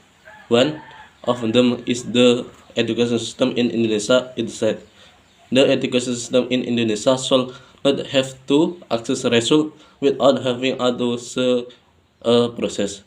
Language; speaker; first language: English; non-native, learner; Indonesian